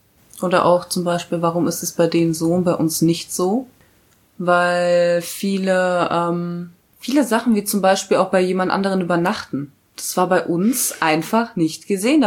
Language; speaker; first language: German; native; German